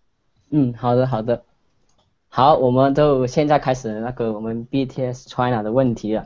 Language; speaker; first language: Chinese; non-native, local second language; Cantonese